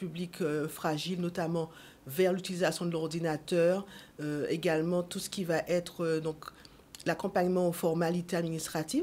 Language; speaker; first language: French; native; French